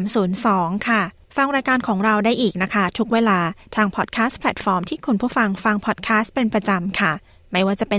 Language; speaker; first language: Thai; native; Thai